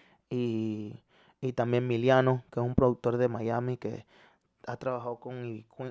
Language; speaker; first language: Spanish; early bilingual, heritage; Spanish